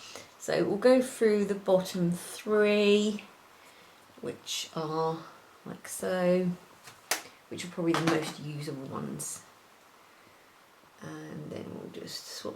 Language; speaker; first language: English; native; English